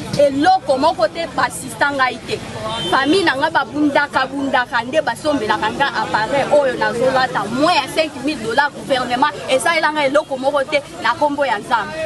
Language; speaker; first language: Lingala; native; Lingala